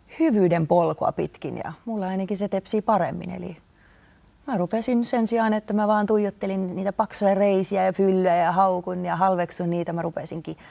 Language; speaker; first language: Finnish; non-native, fluent; Estonian